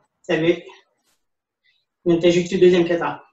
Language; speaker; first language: French; native; French